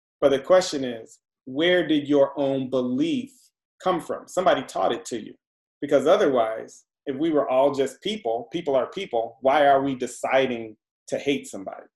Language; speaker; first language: English; native; English